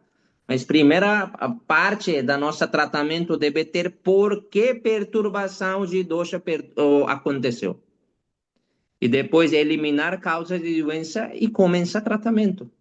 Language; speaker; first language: Portuguese; non-native, learner; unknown